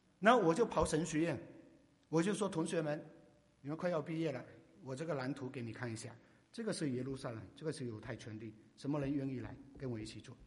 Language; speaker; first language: Chinese; non-native, local second language; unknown